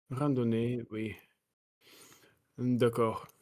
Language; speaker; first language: French; non-native, learner; Russian